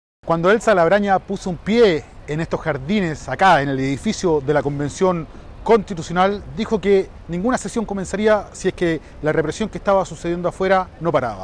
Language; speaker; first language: Spanish; native; Spanish